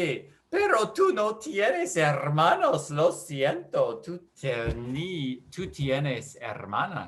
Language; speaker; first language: Spanish; non-native, learner; English